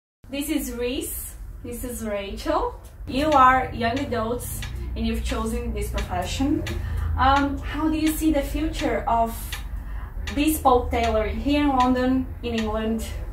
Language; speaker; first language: English; non-native, fluent; Portuguese